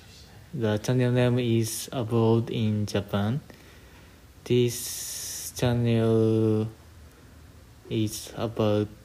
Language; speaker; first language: English; non-native, learner; Japanese